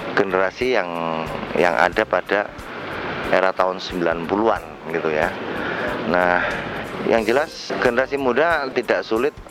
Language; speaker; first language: Indonesian; native; Indonesian